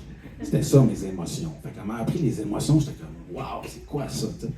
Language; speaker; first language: French; native; French